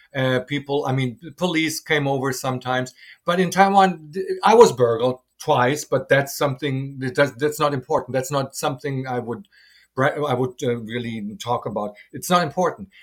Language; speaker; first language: English; non-native, fluent; German